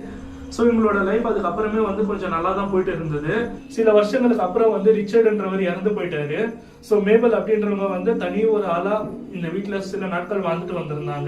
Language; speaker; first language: Tamil; native; Tamil